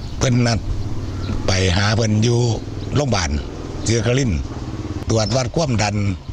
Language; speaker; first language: Thai; native; Thai